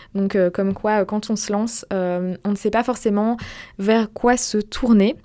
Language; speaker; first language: French; native; French